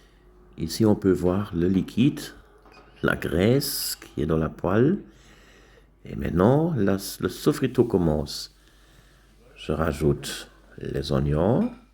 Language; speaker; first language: French; non-native, local second language; German